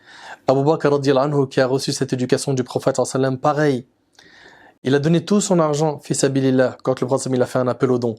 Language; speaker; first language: French; native; French